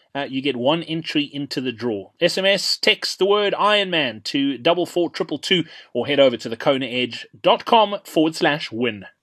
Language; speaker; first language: English; native; English